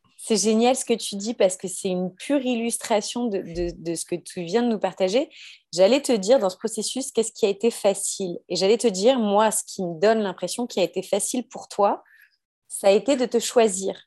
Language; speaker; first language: French; native; French